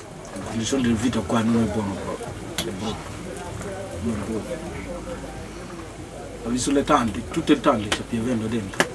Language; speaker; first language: Italian; non-native, learner; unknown